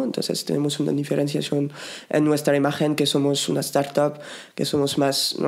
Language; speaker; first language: Spanish; non-native, fluent; French